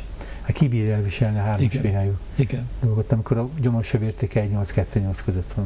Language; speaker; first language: Hungarian; native; Hungarian